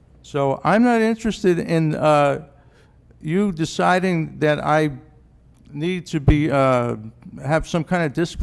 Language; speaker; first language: English; native; English